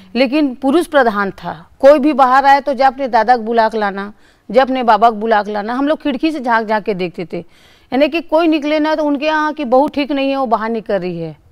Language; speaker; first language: Hindi; native; Hindi